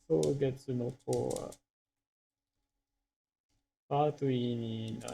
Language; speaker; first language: Japanese; non-native, learner; English